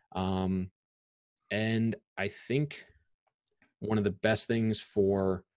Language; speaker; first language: English; native; English